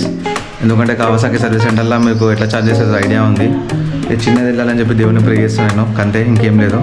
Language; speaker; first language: Telugu; native; Telugu